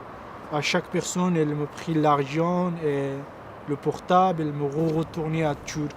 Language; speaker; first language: French; non-native, learner; Pashto